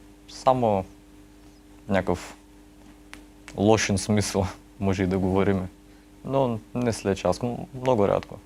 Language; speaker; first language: Bulgarian; early bilingual, heritage; Russian